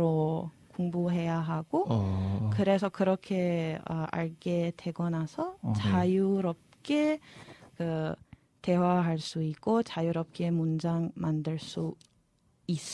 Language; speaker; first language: Korean; non-native, fluent; Serbian